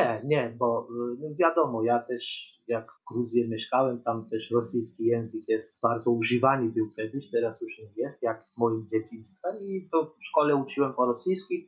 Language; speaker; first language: Polish; non-native, learner; Georgian